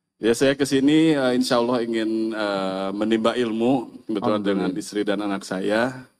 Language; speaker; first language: Indonesian; native; Indonesian